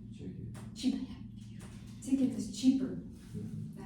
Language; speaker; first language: English; non-native, fluent; Kazakh